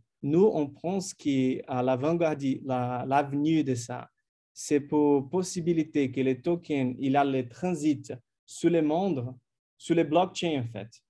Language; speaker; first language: French; non-native, fluent; Portuguese